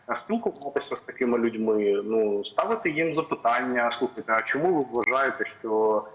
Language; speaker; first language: Ukrainian; non-native, local second language; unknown